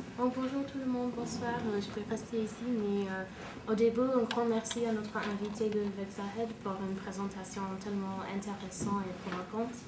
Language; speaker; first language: French; non-native, fluent; English